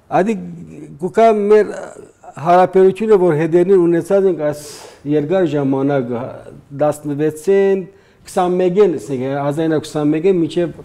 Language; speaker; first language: Armenian; early bilingual, heritage; Armenian